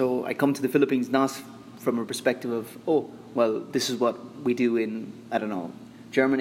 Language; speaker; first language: English; native; English